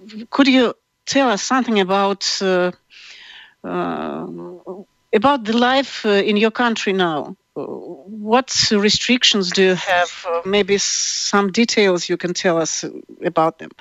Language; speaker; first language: English; non-native, learner; Russian